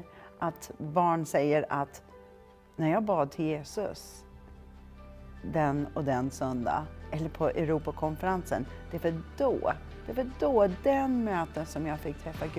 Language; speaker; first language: Swedish; non-native, fluent; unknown